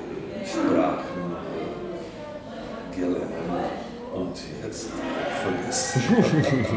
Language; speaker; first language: German; non-native, learner; Czech